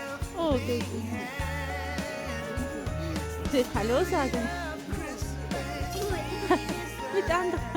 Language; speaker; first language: German; non-native, learner; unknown